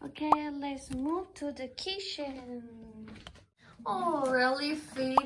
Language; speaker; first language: English; non-native, learner; Thai